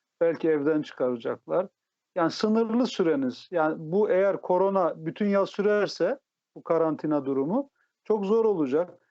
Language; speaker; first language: Turkish; native; Turkish